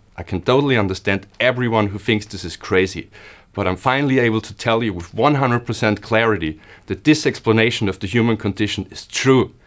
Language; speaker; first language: English; non-native, fluent; German